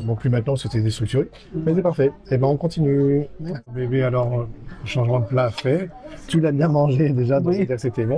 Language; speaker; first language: French; native; French